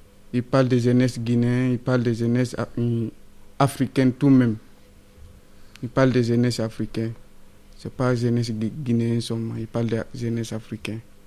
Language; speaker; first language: French; non-native, learner; Fula